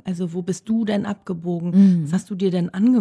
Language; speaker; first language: German; native; German